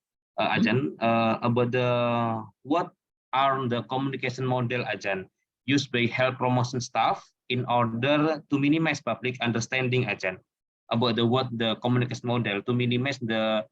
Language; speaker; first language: English; non-native, learner; Indonesian